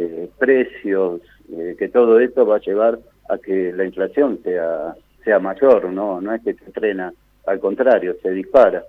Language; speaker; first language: Spanish; native; Spanish